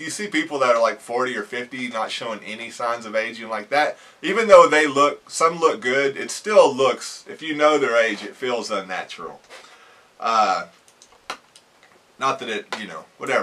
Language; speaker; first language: English; native; English